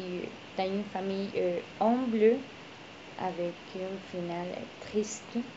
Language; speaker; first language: French; non-native, learner; Spanish